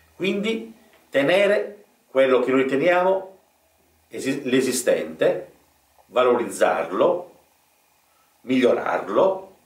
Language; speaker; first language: Italian; native; Italian